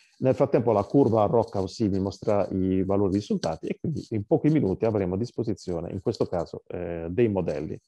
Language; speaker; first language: Italian; native; Italian